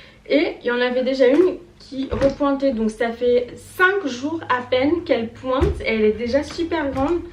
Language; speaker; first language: French; native; French